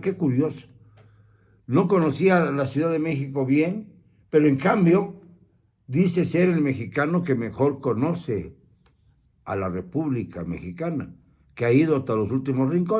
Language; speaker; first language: Spanish; native; Spanish